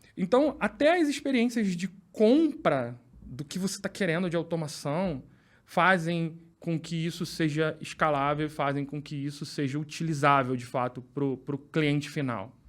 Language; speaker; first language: Portuguese; native; Portuguese